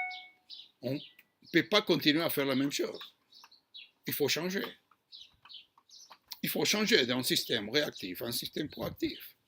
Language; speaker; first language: French; non-native, fluent; Hebrew